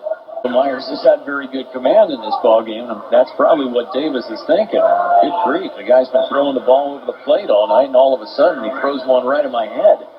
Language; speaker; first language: English; native; English